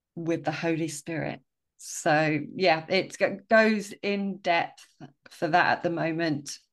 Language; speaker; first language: English; native; English